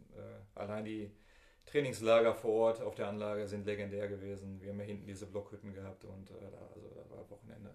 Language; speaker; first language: German; native; German